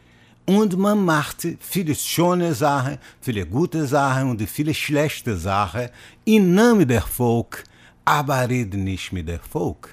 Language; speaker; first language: German; non-native, fluent; Portuguese